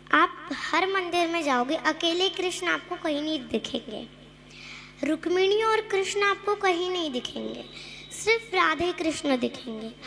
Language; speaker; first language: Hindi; non-native, local second language; Marathi